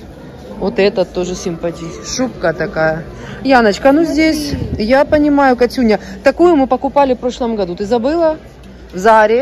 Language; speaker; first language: Russian; native; Russian